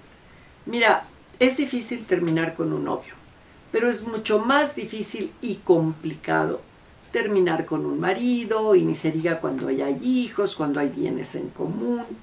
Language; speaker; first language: Spanish; native; Spanish